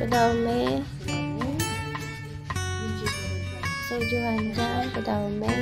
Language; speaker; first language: Korean; non-native, learner; Filipino